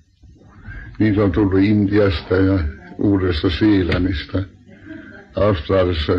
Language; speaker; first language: Finnish; non-native, local second language; Swedish